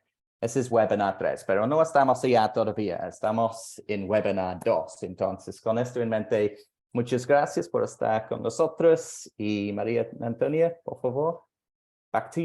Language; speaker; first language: Spanish; non-native, fluent; English